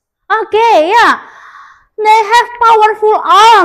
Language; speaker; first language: English; non-native, learner; Indonesian